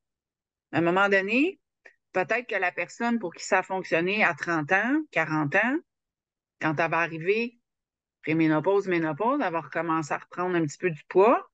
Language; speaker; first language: French; native; French